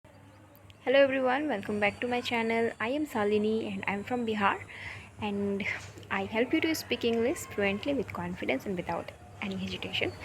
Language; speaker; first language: English; non-native, local second language; Hindi